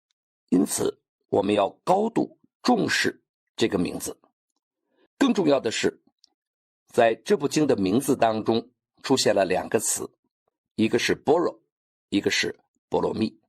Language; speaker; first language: Chinese; native; Chinese